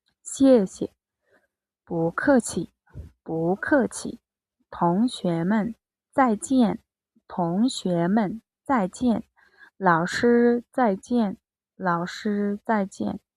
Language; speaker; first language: Chinese; non-native, fluent; Mongolian